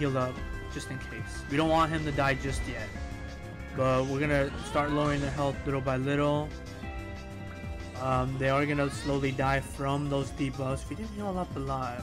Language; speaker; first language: English; native; English